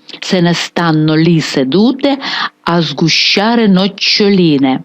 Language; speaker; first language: Italian; non-native, fluent; Ukrainian